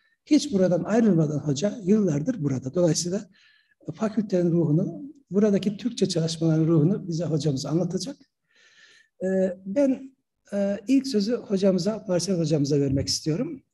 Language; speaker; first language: Turkish; native; Turkish